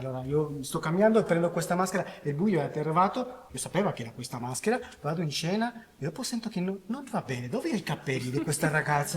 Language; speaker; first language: Italian; non-native, learner; Spanish